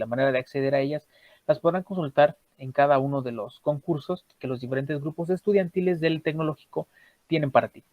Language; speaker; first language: Spanish; native; Spanish